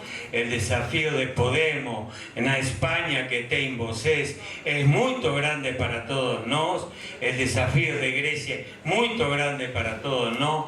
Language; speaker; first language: Portuguese; non-native, fluent; Spanish